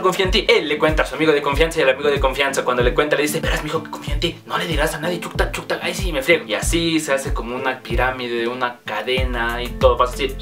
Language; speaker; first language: Spanish; native; Spanish